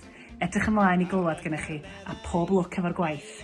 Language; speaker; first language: Welsh; native; Welsh